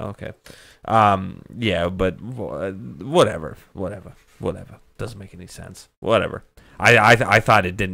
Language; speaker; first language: English; native; English